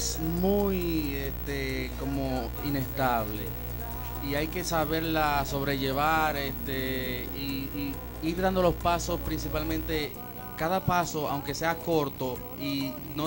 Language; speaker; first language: Spanish; native; Spanish